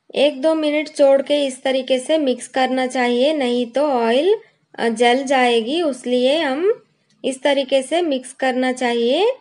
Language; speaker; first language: Hindi; non-native, local second language; Kannada